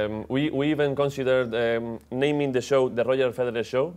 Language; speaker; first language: English; non-native, fluent; Spanish